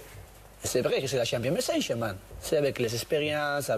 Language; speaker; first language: French; non-native, learner; Spanish